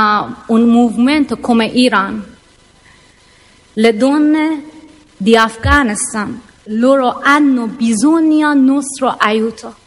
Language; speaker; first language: Italian; non-native, learner; Persian